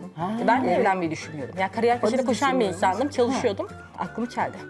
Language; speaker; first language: Turkish; native; Turkish